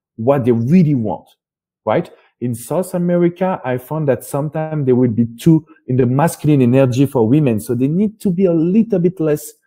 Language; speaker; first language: English; non-native, fluent; French